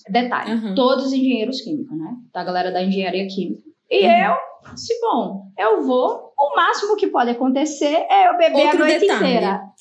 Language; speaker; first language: Portuguese; native; Portuguese